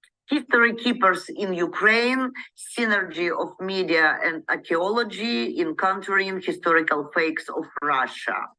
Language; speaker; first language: English; non-native, learner; Ukrainian